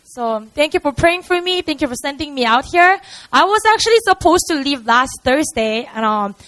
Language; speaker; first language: English; non-native, fluent; Korean